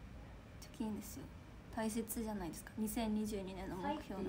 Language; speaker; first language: Japanese; native; Japanese